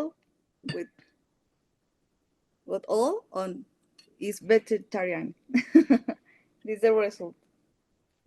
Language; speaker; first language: English; non-native, learner; Spanish